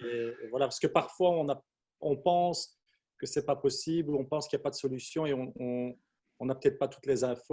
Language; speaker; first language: French; native; French